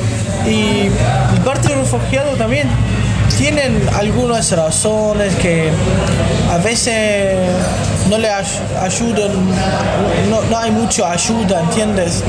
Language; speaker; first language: Spanish; non-native, learner; Arabic